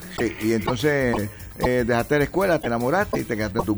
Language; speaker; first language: Spanish; native; Spanish